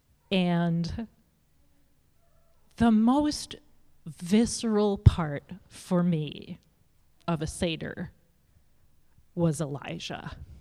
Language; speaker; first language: English; native; English